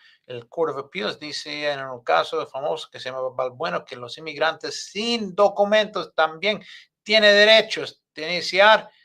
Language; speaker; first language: Spanish; non-native, fluent; English